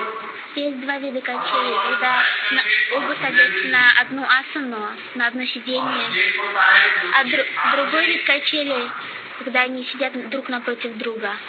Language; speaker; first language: Russian; native; Russian